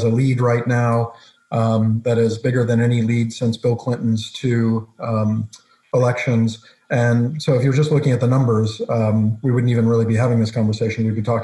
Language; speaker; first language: English; native; English